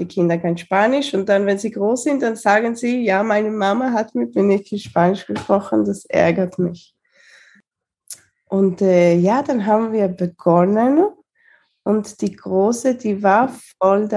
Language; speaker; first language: German; early bilingual, heritage; Spanish